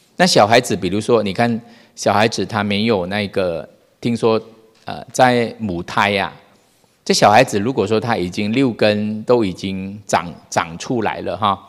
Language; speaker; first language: Chinese; non-native, fluent; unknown